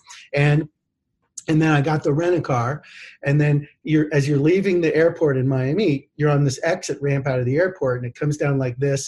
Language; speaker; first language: English; native; English